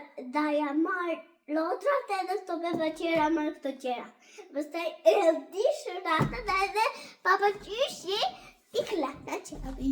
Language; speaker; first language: Albanian; early bilingual, heritage; Albanian